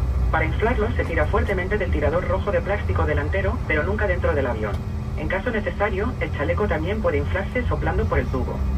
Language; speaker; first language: Spanish; native; Spanish